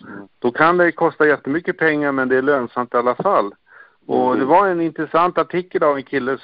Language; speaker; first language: Swedish; native; Swedish